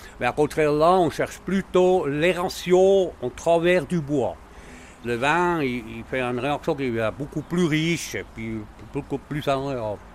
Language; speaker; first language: French; non-native, local second language; Swiss German